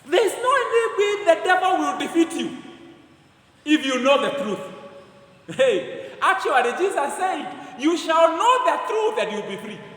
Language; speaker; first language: English; non-native, local second language; Swahili